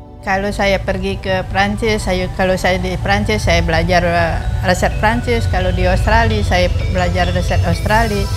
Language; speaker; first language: Indonesian; non-native, local second language; Balinese